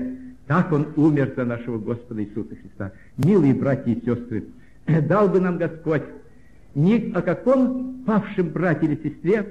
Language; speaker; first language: Russian; native; Russian